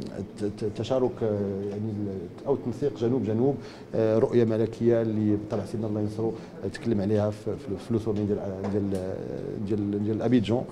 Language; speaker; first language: Arabic; native; Arabic